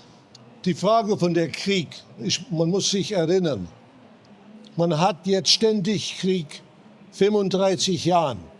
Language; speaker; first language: German; non-native, fluent; English